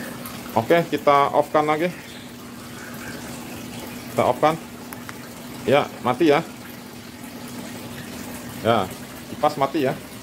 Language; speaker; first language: Indonesian; native; Indonesian